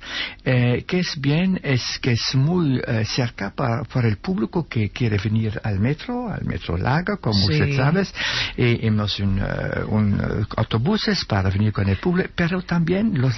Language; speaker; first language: Spanish; non-native, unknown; Dutch